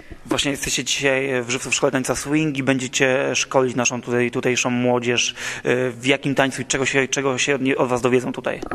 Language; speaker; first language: Polish; native; Polish